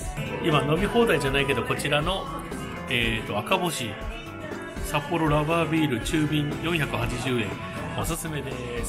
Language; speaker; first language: Japanese; native; Japanese